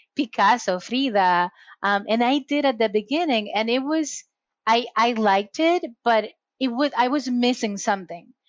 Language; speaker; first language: English; non-native, fluent; Spanish